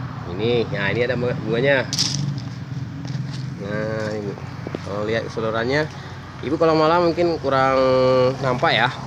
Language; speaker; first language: Indonesian; native; Indonesian